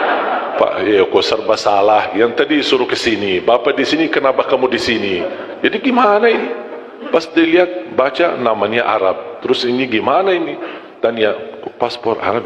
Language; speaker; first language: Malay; non-native, fluent; Arabic